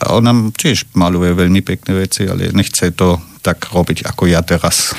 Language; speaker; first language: Slovak; non-native, learner; German